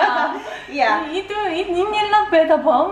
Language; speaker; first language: Indonesian; non-native, learner; Korean